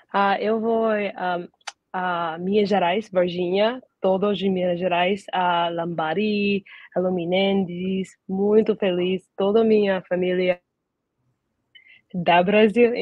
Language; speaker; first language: Portuguese; early bilingual, heritage; Portuguese